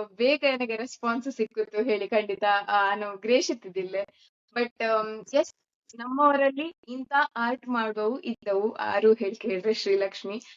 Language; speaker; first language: Kannada; native; Kannada